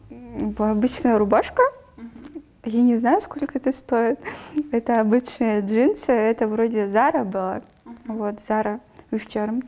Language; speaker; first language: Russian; non-native, local second language; Kyrgyz